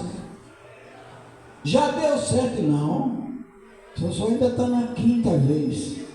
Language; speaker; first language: Portuguese; native; Portuguese